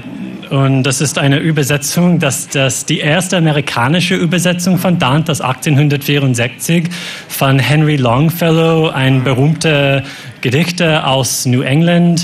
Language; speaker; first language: German; non-native, fluent; English